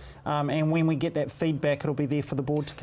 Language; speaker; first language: English; native; English